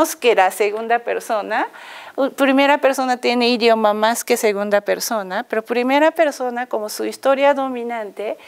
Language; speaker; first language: Spanish; non-native, fluent; Japanese